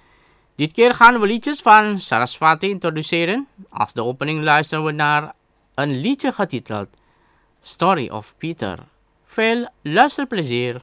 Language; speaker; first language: Dutch; non-native, learner; Indonesian